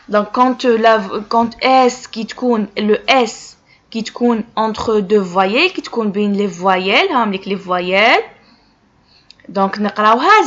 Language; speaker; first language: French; non-native, local second language; Arabic